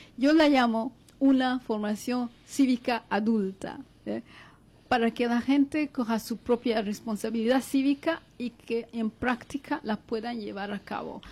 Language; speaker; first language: Spanish; non-native, fluent; Kinyarwanda